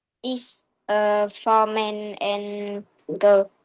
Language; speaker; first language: English; non-native, learner; Vietnamese